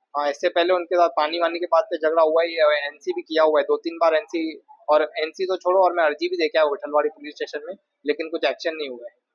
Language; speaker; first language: Hindi; native; Hindi